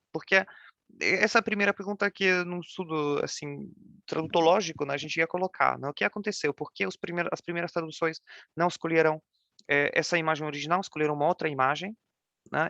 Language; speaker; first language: Portuguese; non-native, fluent; Polish